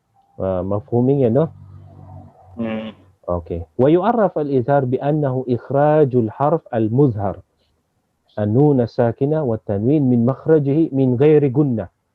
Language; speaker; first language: Arabic; non-native, fluent; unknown